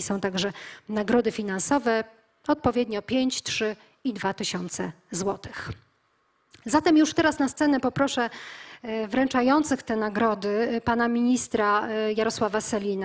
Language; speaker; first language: Polish; native; Polish